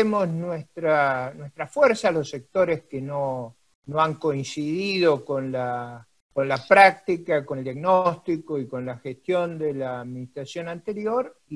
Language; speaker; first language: Spanish; native; Spanish